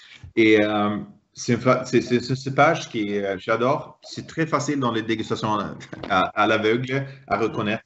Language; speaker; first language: French; non-native, fluent; Swedish